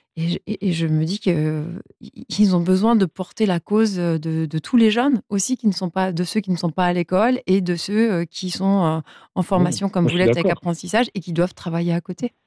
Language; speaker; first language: French; native; French